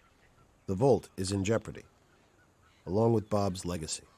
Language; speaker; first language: English; native; English